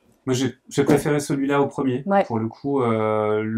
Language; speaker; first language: French; native; French